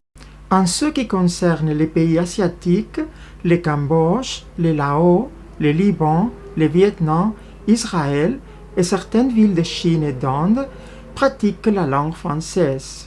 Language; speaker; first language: French; non-native, fluent; Spanish